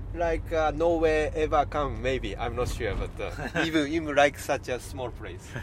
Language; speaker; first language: English; non-native, learner; Japanese